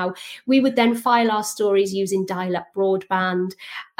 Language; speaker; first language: English; native; English